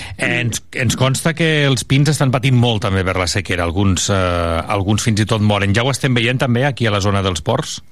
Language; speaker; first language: Catalan; native; Catalan